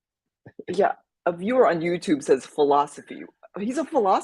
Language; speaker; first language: English; native; English